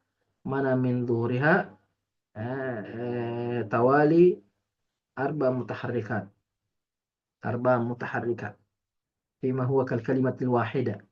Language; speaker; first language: Arabic; non-native, fluent; Indonesian